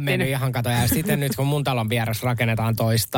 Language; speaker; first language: Finnish; native; Finnish